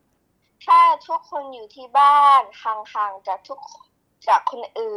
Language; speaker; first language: Thai; early bilingual, heritage; Thai